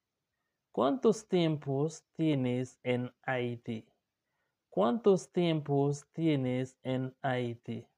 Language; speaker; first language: Spanish; non-native, learner; Haitian Creole